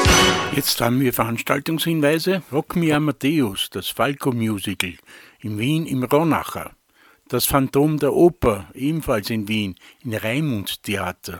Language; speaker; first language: German; native; German